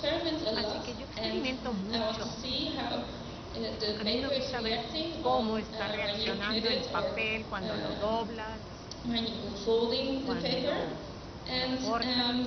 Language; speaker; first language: Spanish; non-native, fluent; Dutch